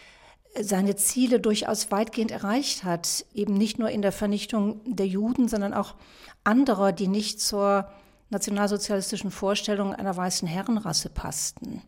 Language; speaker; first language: German; native; German